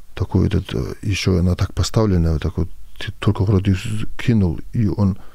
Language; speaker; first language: Russian; non-native, local second language; Avaric